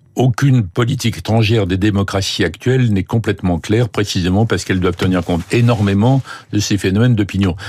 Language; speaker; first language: French; native; French